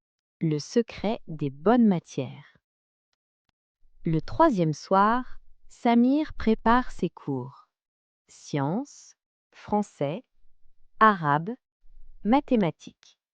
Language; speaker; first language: French; non-native, local second language; Arabic